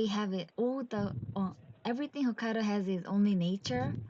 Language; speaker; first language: English; non-native, learner; Korean